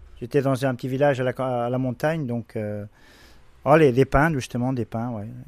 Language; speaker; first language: French; early bilingual, other home language; Portuguese